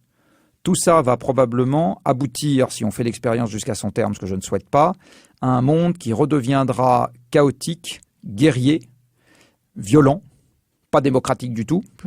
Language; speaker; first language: French; native; French